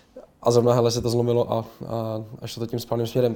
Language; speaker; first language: Czech; native; Czech